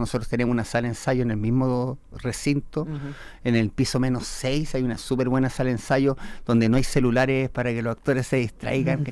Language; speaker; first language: Spanish; native; Spanish